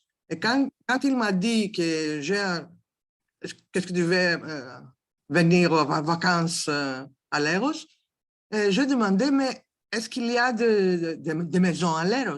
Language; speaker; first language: French; non-native, learner; Greek